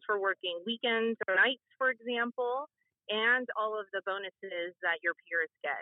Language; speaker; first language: English; native; English